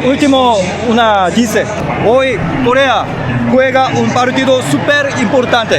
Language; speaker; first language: Spanish; non-native, learner; Korean